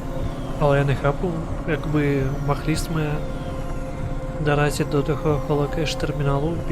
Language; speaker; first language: Czech; non-native, learner; Ukrainian